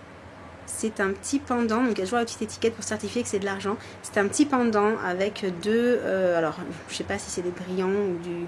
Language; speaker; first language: French; native; French